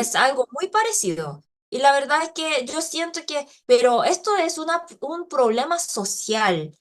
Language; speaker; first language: Spanish; non-native, fluent; Korean